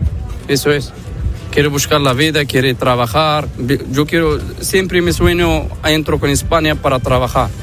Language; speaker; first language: Spanish; non-native, learner; Arabic